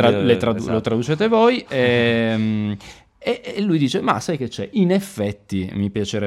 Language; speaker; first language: Italian; native; Italian